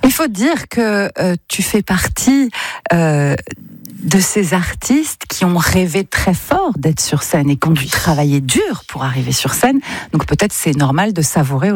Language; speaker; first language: French; native; French